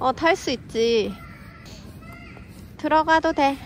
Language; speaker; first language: Korean; native; Korean